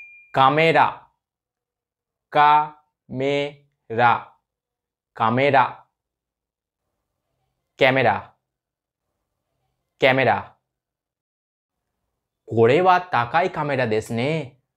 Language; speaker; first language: Japanese; non-native, fluent; Hindi